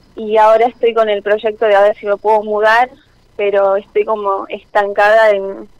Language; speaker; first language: Spanish; native; Spanish